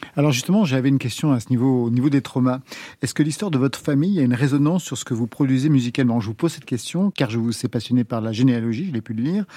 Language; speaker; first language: French; native; French